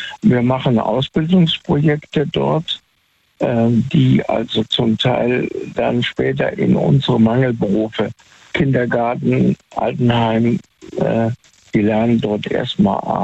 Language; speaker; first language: German; native; German